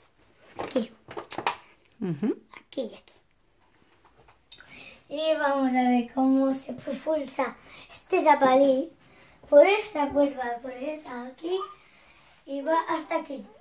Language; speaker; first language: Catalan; non-native, local second language; Spanish